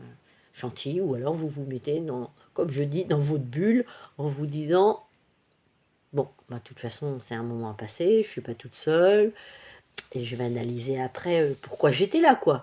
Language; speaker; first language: French; native; French